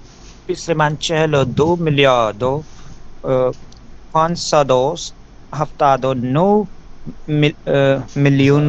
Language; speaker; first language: Persian; non-native, learner; Urdu